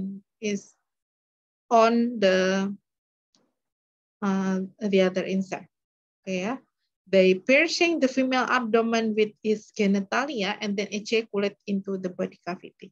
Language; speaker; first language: English; non-native, learner; Indonesian